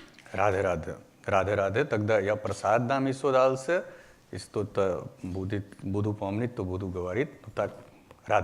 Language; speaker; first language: Russian; non-native, learner; Hindi